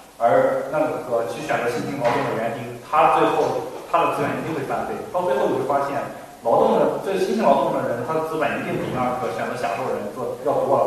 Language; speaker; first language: Chinese; native; Chinese